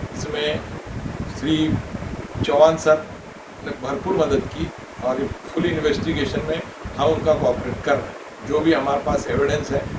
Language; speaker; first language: Hindi; non-native, local second language; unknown